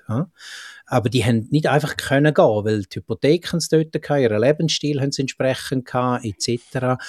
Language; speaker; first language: German; native; German